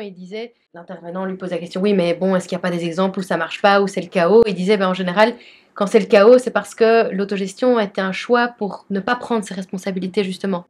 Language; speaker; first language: French; native; French